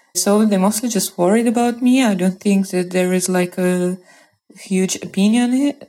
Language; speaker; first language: English; non-native, fluent; Russian